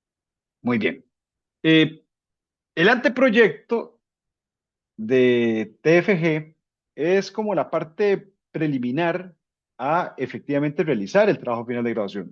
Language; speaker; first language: Spanish; native; Spanish